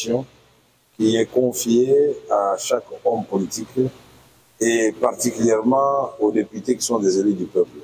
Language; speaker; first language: French; non-native, local second language; Swahili